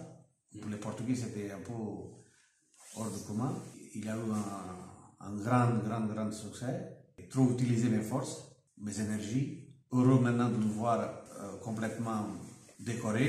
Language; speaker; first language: French; non-native, fluent; Portuguese